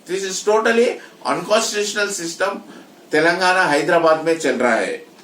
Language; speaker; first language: Hindi; non-native, local second language; Telugu